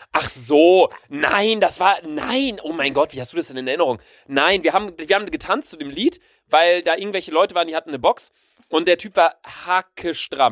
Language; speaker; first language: German; native; German